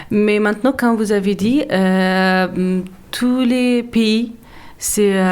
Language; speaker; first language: French; non-native, learner; Persian